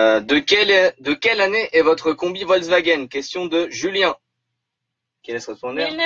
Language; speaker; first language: French; native; French